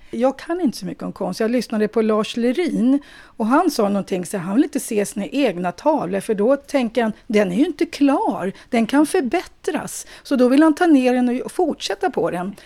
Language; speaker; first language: Swedish; native; Swedish